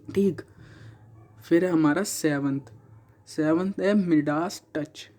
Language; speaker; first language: Hindi; native; Hindi